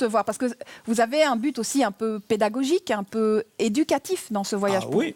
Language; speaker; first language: French; native; French